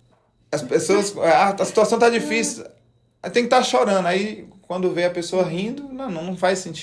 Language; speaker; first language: Portuguese; native; Portuguese